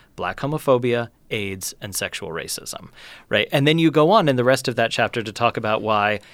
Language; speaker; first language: English; native; English